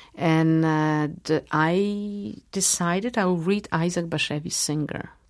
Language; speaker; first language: English; non-native, fluent; Polish